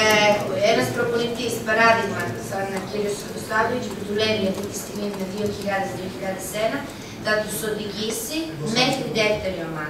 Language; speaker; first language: Greek; non-native, fluent; Serbian